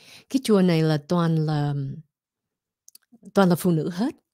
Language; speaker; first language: Vietnamese; early bilingual, heritage; Vietnamese